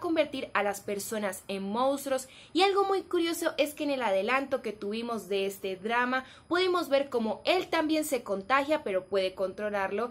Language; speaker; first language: Spanish; native; Spanish